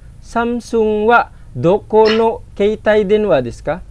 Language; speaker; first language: Japanese; non-native, fluent; Indonesian